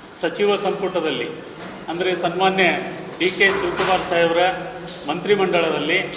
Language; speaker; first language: Kannada; non-native, local second language; Lambadi